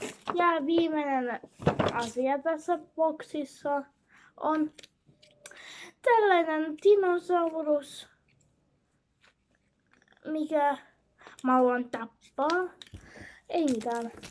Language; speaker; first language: Finnish; non-native, learner; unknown